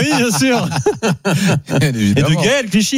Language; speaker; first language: French; native; French